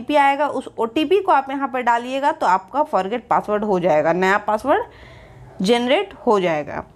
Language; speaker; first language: Hindi; native; Hindi